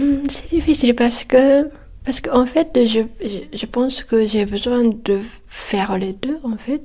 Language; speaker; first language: French; non-native, fluent; Japanese